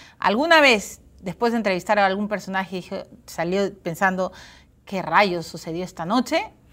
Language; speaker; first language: Spanish; native; Spanish